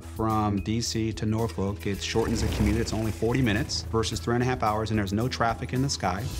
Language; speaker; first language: English; native; English